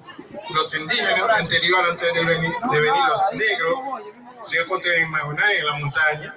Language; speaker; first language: Spanish; non-native, fluent; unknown